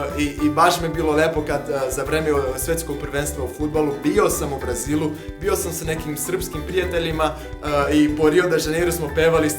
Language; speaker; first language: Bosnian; non-native, fluent; Portuguese